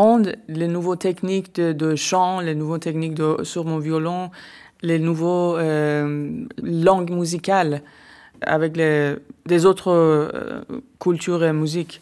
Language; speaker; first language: French; non-native, learner; Persian